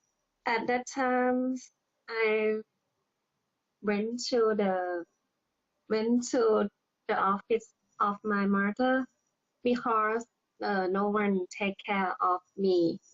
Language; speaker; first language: English; non-native, learner; Thai